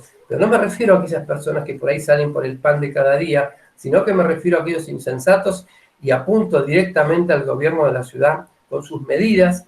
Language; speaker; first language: Spanish; native; Spanish